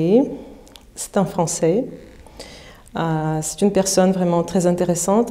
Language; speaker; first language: French; non-native, fluent; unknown